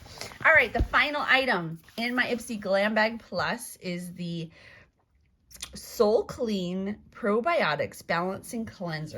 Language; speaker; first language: English; native; English